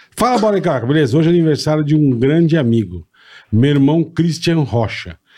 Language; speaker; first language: Portuguese; native; Portuguese